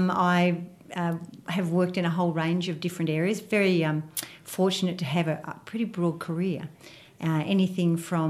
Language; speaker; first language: English; native; English